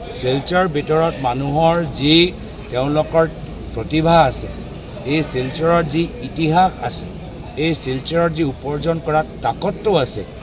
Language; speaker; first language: Assamese; native; Assamese